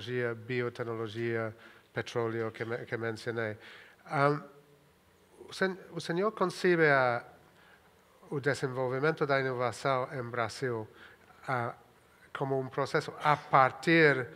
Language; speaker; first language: Portuguese; non-native, fluent; Spanish